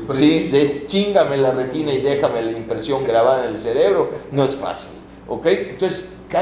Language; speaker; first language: Spanish; native; Spanish